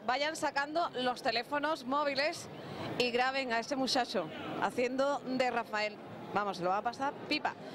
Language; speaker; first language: Spanish; native; Spanish